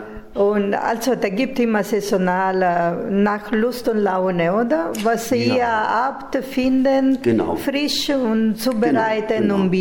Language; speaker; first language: German; non-native, fluent; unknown